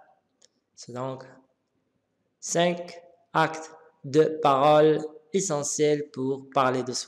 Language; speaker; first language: French; non-native, local second language; Arabic